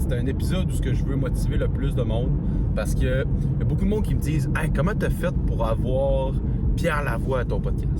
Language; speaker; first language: French; native; French